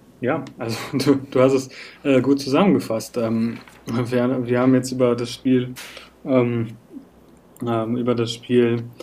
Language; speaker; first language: German; native; German